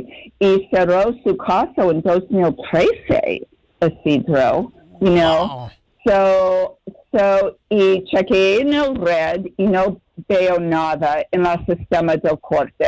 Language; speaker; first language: Spanish; non-native, fluent; English